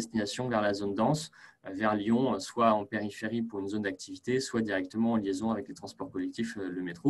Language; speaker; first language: French; native; French